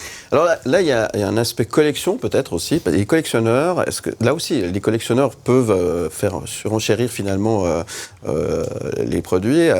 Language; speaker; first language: French; native; French